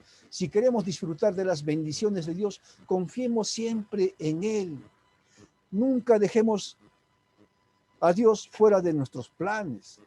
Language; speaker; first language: Spanish; native; Spanish